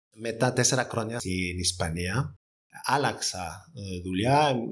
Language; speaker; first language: Greek; non-native, fluent; French